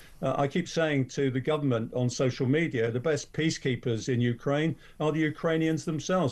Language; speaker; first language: English; native; English